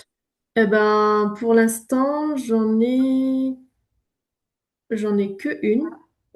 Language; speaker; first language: French; native; French